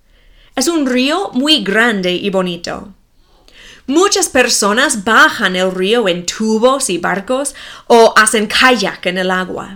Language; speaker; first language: Spanish; non-native, fluent; English